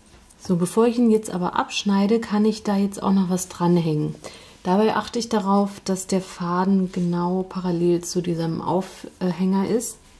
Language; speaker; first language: German; native; German